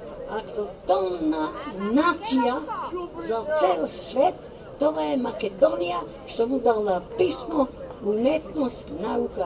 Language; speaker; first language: Macedonian; native; Macedonian